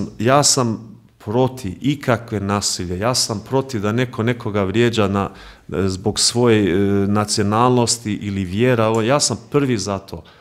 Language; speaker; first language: Croatian; early bilingual, heritage; Croatian